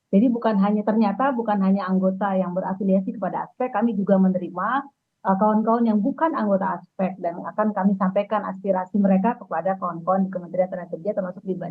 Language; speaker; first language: Indonesian; native; Indonesian